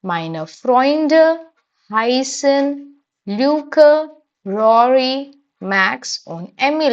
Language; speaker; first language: German; non-native, fluent; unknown